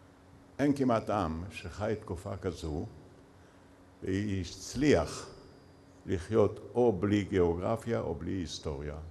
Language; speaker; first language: Hebrew; early bilingual, other home language; Yiddish